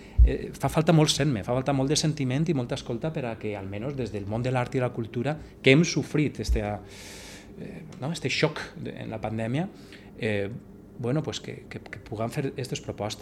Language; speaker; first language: Catalan; native; Catalan